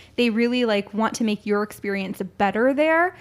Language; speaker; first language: English; early bilingual, other home language; Filipino